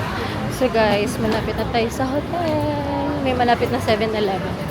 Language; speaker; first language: Filipino; native; Filipino